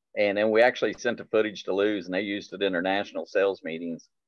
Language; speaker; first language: English; native; English